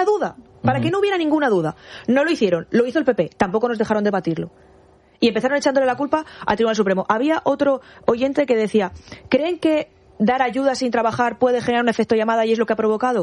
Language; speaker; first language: Spanish; native; Spanish